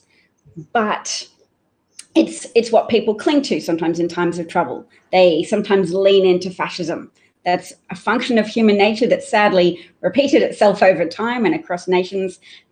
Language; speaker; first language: English; native; English